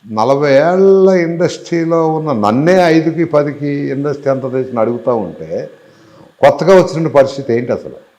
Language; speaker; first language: Telugu; native; Telugu